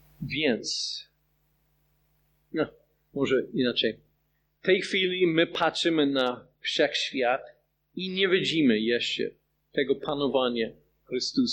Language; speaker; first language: Polish; non-native, fluent; English